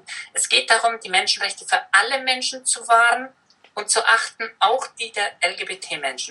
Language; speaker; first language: German; native; German